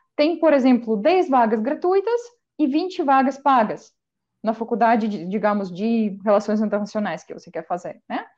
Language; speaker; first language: Portuguese; non-native, fluent; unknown